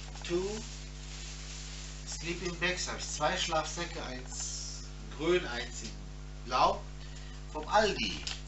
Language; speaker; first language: English; non-native, learner; Spanish